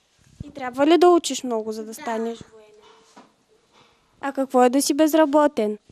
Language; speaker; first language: Bulgarian; native; Bulgarian